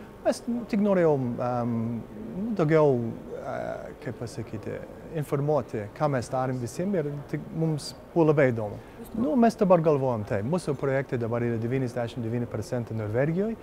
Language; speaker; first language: Lithuanian; early bilingual, heritage; Lithuanian